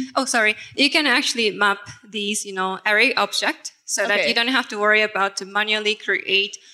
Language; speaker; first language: English; non-native, fluent; Japanese